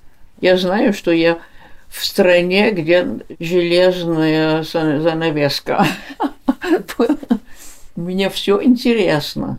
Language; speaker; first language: Russian; early bilingual, heritage; Russian